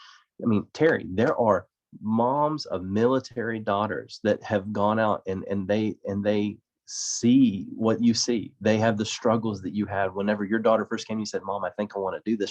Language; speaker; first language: English; native; English